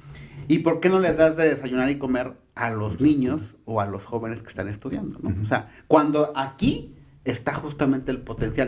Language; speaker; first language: Spanish; native; Spanish